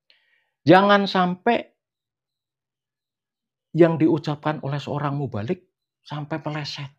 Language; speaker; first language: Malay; non-native, local second language; Javanese